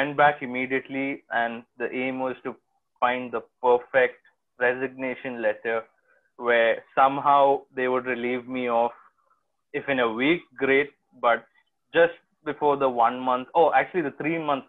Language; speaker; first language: English; non-native, local second language; Malayalam